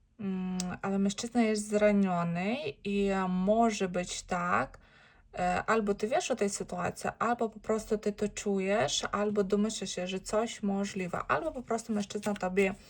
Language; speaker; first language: Polish; non-native, learner; Ukrainian